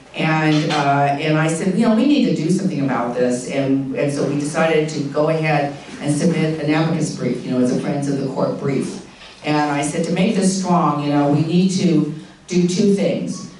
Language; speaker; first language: English; native; English